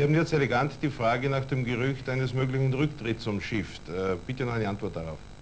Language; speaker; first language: German; native; German